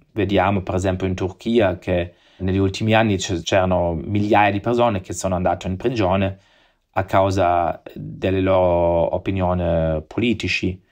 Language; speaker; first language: Italian; non-native, fluent; German